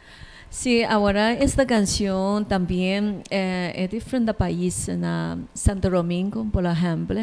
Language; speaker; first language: Spanish; non-native, learner; Chinese